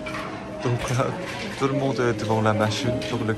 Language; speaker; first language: French; non-native, fluent; Korean